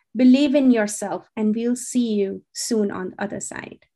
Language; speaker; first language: English; non-native, local second language; Hindi